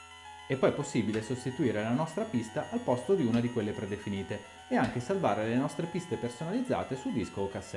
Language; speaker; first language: Italian; native; Italian